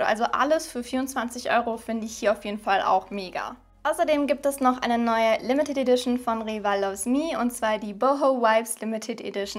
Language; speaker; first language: German; native; German